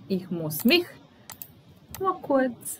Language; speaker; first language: German; non-native, fluent; Serbian